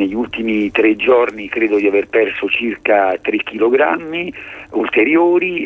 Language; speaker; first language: Italian; native; Italian